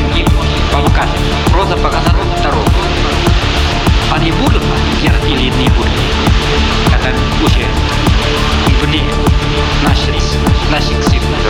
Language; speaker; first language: Russian; non-native, learner; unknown